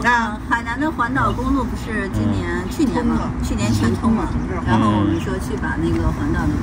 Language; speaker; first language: Chinese; native; Chinese